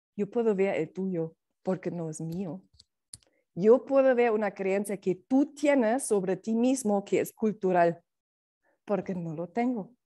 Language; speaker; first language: Spanish; non-native, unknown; German